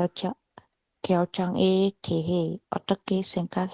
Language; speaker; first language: Korean; non-native, learner; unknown